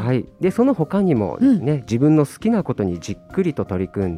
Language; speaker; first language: Japanese; native; Japanese